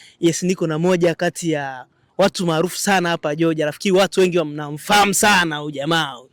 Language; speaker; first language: Swahili; native; Swahili